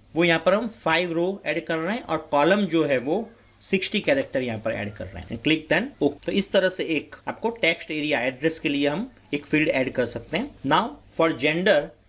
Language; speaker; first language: Hindi; non-native, local second language; Gujarati